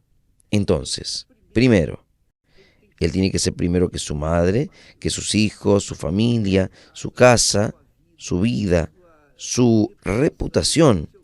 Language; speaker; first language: Spanish; non-native, fluent; Portuguese